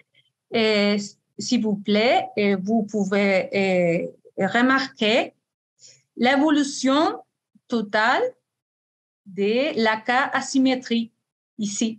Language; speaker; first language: French; non-native, fluent; Spanish